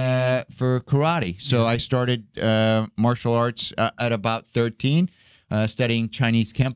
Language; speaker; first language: English; early bilingual, other home language; Arabic